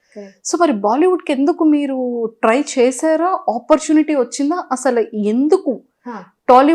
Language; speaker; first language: Telugu; native; Telugu